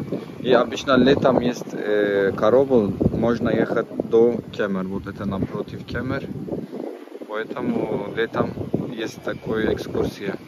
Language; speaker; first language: Russian; non-native, learner; Turkish